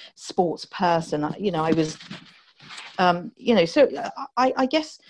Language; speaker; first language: English; native; English